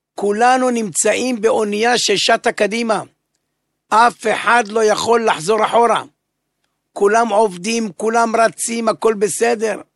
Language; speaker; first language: Hebrew; native; Hebrew